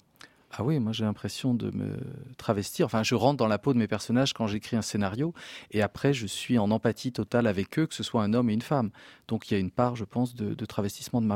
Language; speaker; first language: French; native; French